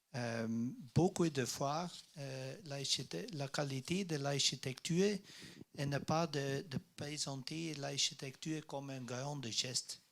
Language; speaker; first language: French; non-native, learner; Dutch